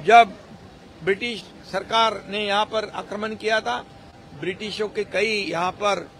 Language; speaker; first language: Hindi; non-native, local second language; Marathi